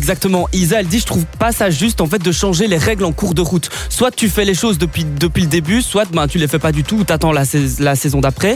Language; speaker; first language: French; native; French